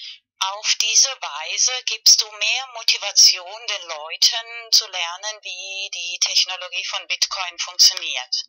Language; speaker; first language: German; non-native, learner; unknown